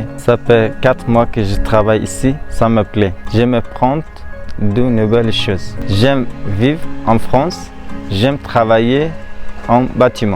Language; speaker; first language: French; non-native, learner; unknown